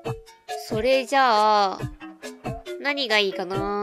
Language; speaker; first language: Japanese; native; Japanese